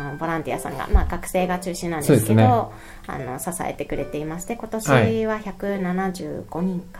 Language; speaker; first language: Japanese; native; Japanese